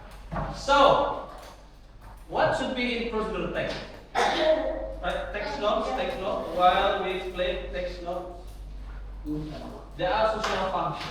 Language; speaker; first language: English; non-native, fluent; Indonesian